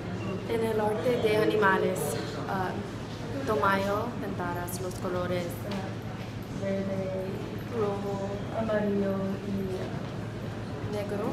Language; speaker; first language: Spanish; non-native, learner; English